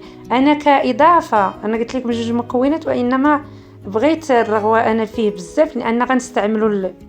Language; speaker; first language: Arabic; native; Arabic